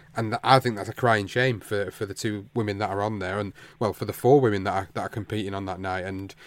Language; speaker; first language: English; native; English